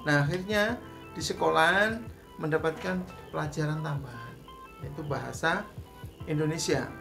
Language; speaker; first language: Indonesian; non-native, local second language; Javanese